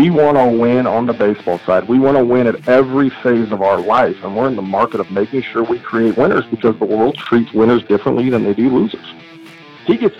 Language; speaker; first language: English; native; English